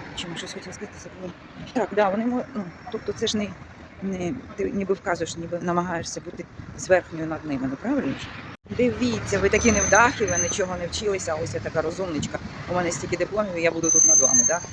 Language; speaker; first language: Ukrainian; native; Ukrainian